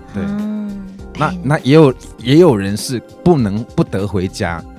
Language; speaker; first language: Chinese; non-native, local second language; Min Nan Chinese